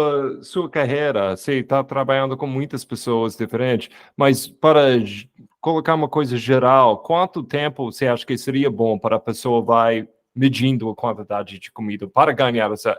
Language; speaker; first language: Portuguese; non-native, fluent; English